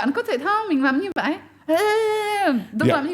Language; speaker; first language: Vietnamese; non-native, fluent; French